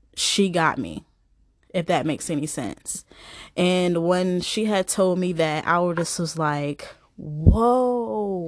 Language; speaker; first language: English; native; English